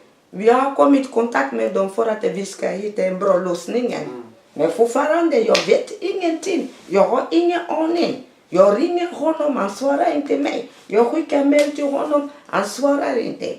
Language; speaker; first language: Swedish; non-native, learner; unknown